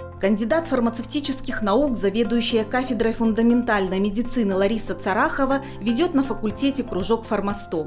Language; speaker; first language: Russian; native; Russian